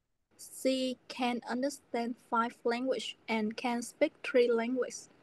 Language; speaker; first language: English; non-native, learner; Vietnamese